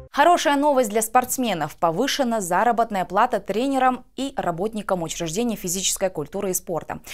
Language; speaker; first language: Russian; non-native, local second language; Kyrgyz